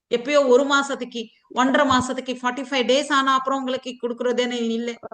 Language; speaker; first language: Tamil; non-native, fluent; Telugu